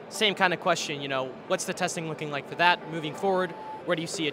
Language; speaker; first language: English; native; English